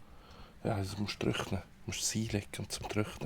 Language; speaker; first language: German; native; German